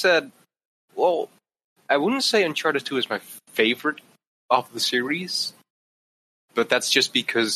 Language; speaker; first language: English; non-native, fluent; Dutch